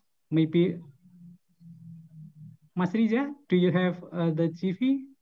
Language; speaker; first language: English; non-native, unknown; Indonesian